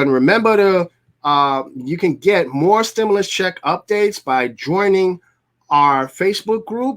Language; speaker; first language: English; native; English